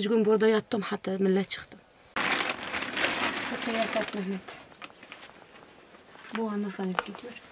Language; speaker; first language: Turkish; non-native, learner; Arabic